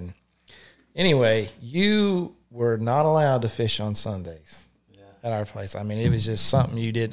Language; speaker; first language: English; native; English